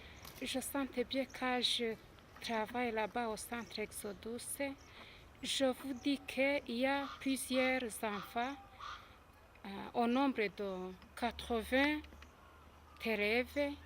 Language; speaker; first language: French; non-native, local second language; Kinyarwanda